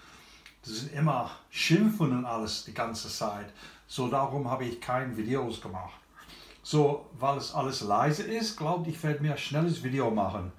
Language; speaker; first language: German; non-native, learner; English